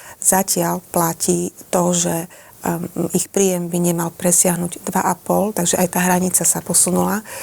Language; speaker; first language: Slovak; native; Slovak